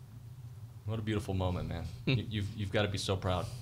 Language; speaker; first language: English; native; English